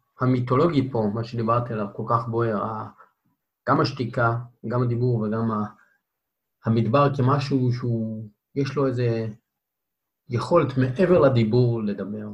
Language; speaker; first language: Hebrew; native; Hebrew